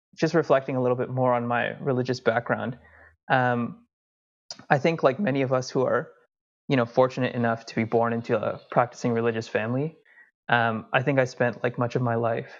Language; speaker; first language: English; early bilingual, other home language; Hindi